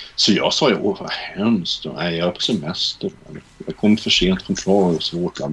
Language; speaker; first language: Swedish; native; Swedish